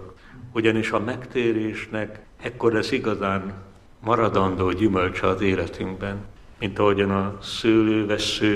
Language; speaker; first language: Hungarian; native; Hungarian